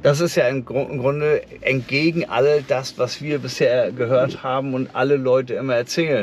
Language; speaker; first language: German; native; German